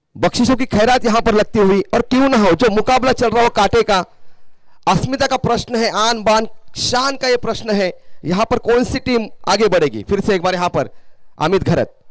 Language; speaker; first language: Hindi; non-native, local second language; Marathi